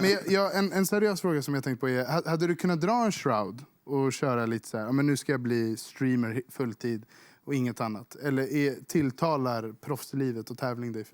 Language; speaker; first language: Swedish; native; Swedish